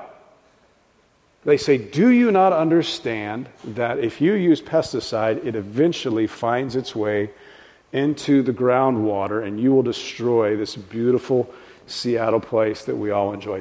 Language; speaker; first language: English; native; English